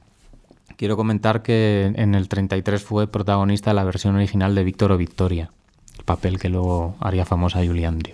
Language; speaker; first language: Spanish; native; Spanish